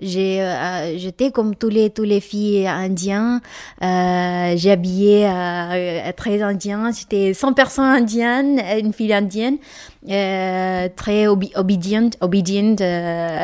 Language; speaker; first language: French; non-native, learner; Malayalam